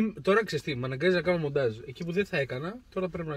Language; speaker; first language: Greek; native; Greek